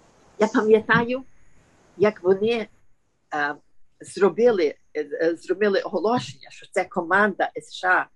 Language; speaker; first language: Ukrainian; early bilingual, heritage; Ukrainian